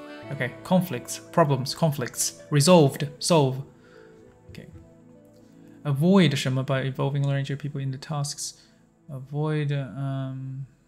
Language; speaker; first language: English; non-native, fluent; Chinese